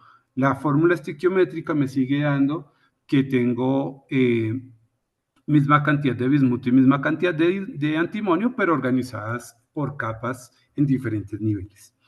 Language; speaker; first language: Spanish; native; Spanish